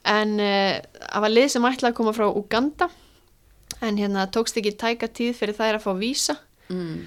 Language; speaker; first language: Icelandic; native; Icelandic